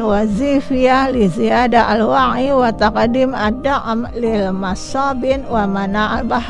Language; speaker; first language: Arabic; non-native, fluent; Indonesian